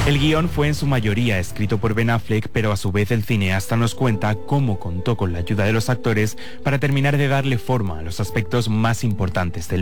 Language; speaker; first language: Spanish; native; Spanish